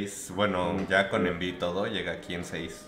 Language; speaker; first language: Spanish; native; Spanish